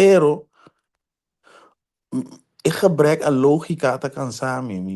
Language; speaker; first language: Dutch; non-native, local second language; Papiamento